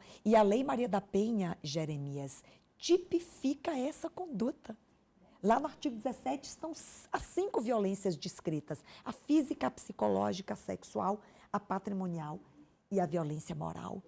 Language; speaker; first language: Portuguese; native; Portuguese